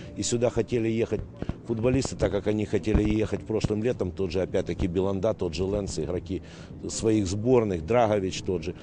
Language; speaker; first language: Russian; native; Russian